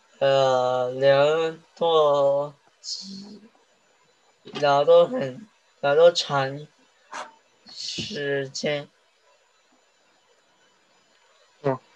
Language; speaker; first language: Chinese; early bilingual, heritage; Chinese